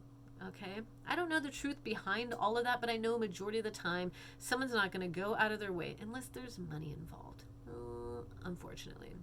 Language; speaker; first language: English; native; English